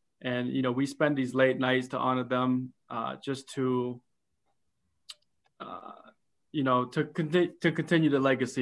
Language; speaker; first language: English; early bilingual, other home language; Khmer